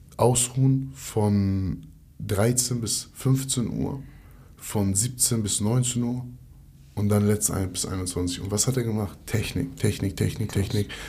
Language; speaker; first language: German; early bilingual, other home language; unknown